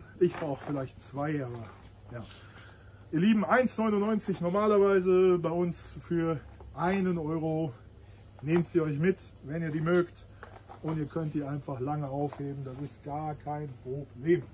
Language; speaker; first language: German; native; German